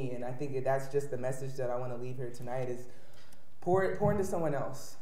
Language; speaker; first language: English; native; English